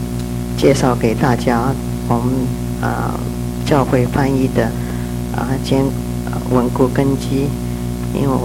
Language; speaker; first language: Chinese; early bilingual, heritage; Chinese